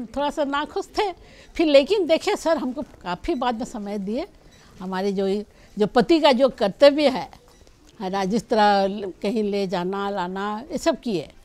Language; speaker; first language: Hindi; non-native, local second language; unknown